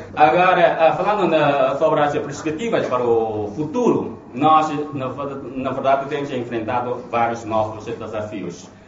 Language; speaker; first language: Portuguese; non-native, fluent; Chinese